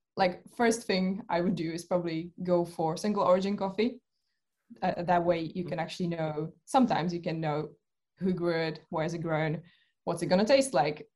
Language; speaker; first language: English; non-native, fluent; Czech